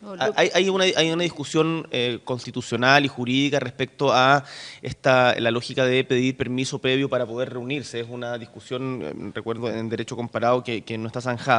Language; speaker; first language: Spanish; native; Spanish